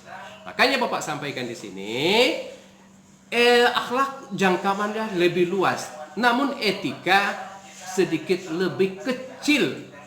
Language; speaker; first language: Indonesian; native; Indonesian